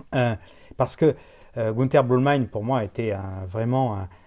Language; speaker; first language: French; native; French